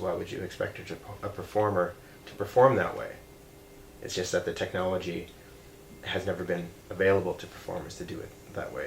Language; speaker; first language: English; native; English